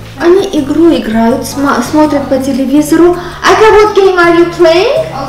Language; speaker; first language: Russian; non-native, local second language; Armenian